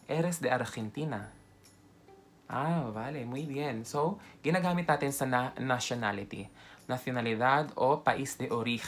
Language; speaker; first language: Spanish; non-native, fluent; Filipino